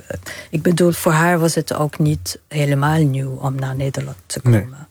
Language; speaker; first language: Dutch; non-native, fluent; Arabic